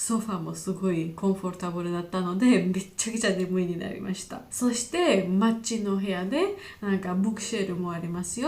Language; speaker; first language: Japanese; non-native, learner; Georgian